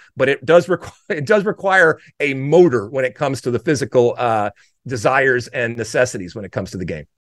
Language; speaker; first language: English; native; English